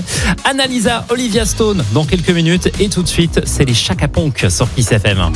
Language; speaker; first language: French; native; French